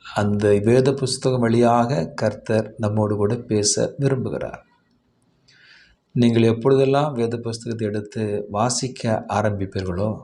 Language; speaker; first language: Tamil; native; Tamil